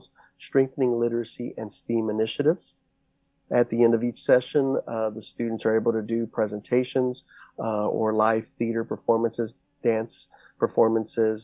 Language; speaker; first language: English; native; English